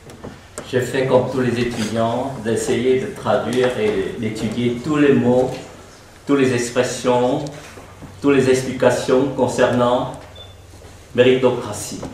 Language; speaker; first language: French; non-native, fluent; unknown